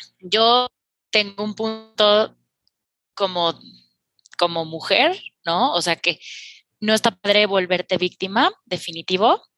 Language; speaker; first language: Spanish; native; Spanish